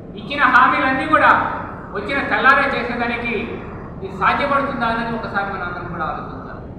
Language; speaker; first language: Telugu; native; Telugu